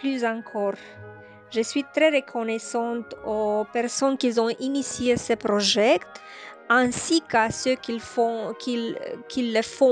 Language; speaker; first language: French; non-native, fluent; Romanian